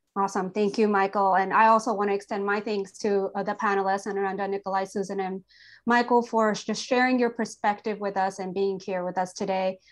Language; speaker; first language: English; native; English